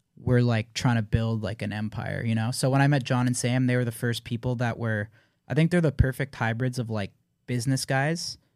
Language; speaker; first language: English; native; English